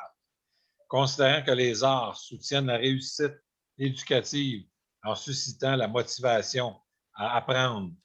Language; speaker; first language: French; native; French